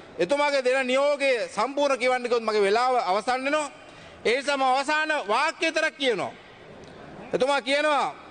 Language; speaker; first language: Sinhala; native; Sinhala